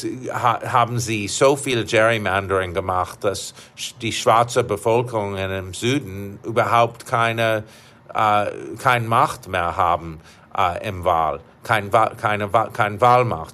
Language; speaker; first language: German; non-native, fluent; English